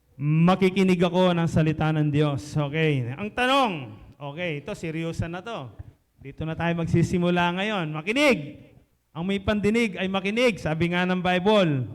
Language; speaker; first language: Filipino; non-native, local second language; Pampanga